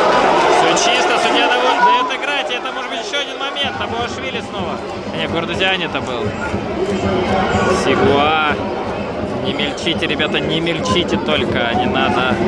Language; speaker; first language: Russian; native; Russian